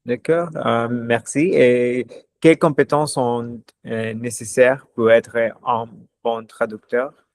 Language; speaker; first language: French; non-native, learner; Spanish